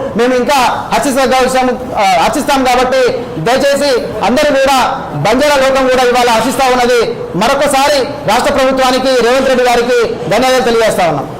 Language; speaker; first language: Telugu; non-native, local second language; Lambadi